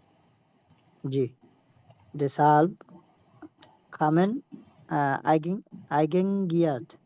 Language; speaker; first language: German; non-native, learner; Bangla